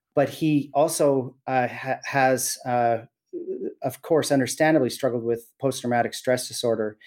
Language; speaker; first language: English; native; English